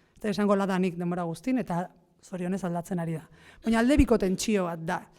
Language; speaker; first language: Basque; native; Basque